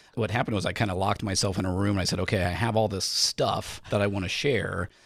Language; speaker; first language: English; native; English